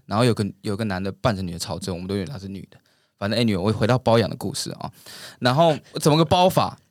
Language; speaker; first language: Chinese; native; Chinese